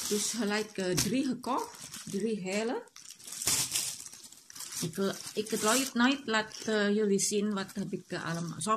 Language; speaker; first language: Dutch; non-native, learner; Indonesian